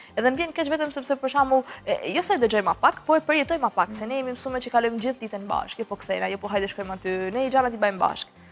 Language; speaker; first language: Albanian; early bilingual, heritage; Albanian